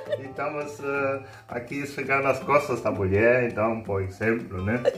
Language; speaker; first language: Portuguese; non-native, learner; German